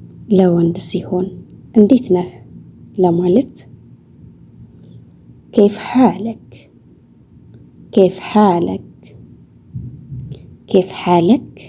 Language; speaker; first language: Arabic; non-native, learner; Amharic